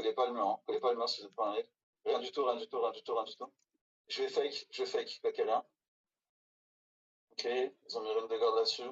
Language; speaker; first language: French; native; French